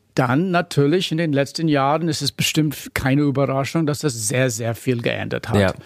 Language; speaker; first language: German; non-native, fluent; English